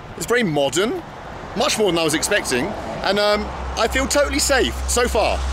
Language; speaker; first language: English; native; English